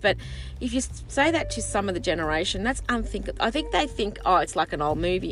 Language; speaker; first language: English; early bilingual, other home language; Sicilian